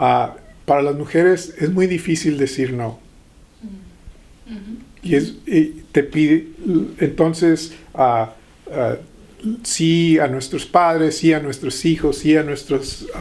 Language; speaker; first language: Spanish; early bilingual, heritage; Spanish